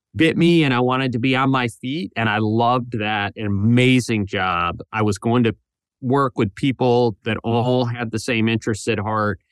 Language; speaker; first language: English; native; English